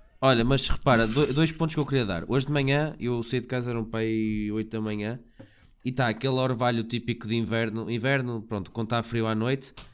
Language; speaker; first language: Portuguese; native; Portuguese